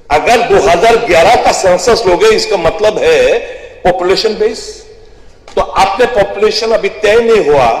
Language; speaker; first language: Hindi; non-native, local second language; Bangla